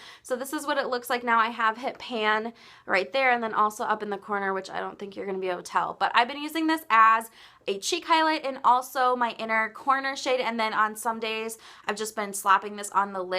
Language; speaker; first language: English; native; English